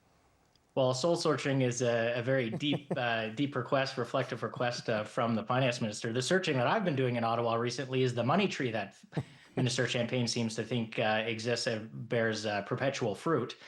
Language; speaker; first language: English; native; English